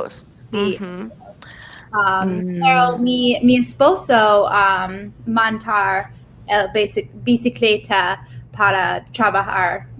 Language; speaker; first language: Spanish; non-native, learner; English